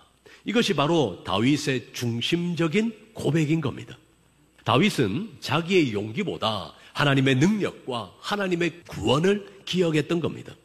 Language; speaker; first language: Korean; native; Korean